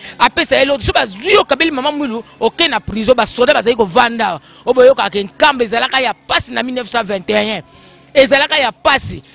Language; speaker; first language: Lingala; non-native, local second language; Kongo